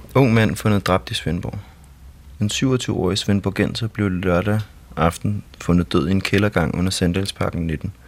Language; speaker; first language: Danish; native; Danish